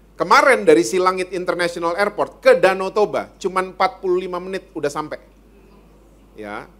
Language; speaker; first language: Indonesian; native; Indonesian